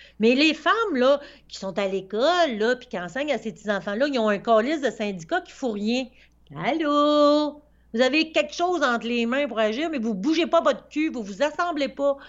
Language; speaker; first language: French; native; French